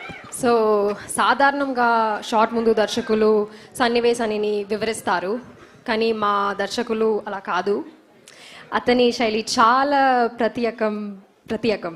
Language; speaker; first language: Telugu; non-native, learner; Malayalam